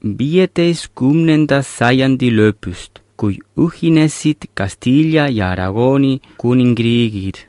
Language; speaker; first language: Estonian; non-native, learner; Catalan